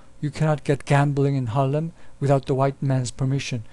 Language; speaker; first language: English; non-native, fluent; Korean